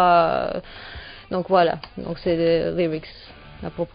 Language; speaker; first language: French; non-native, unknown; Serbian